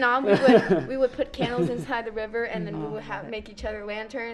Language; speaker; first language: English; early bilingual, other home language; Vietnamese